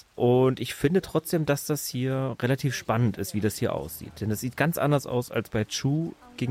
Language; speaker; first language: German; native; German